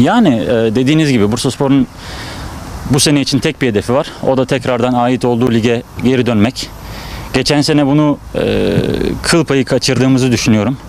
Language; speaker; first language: Turkish; native; Turkish